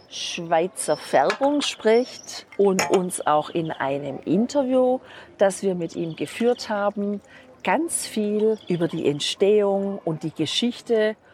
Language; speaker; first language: German; native; German